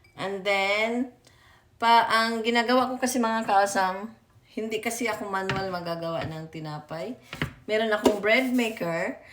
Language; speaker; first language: Filipino; non-native, local second language; Cebuano